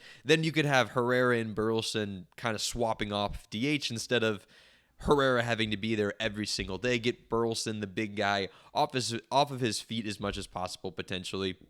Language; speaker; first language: English; native; English